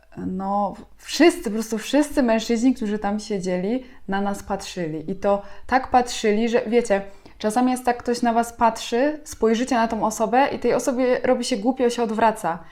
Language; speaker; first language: Polish; native; Polish